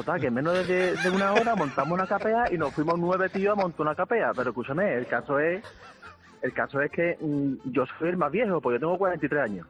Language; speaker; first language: Spanish; native; Spanish